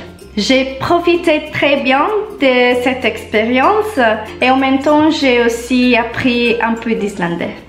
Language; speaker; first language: French; non-native, learner; Italian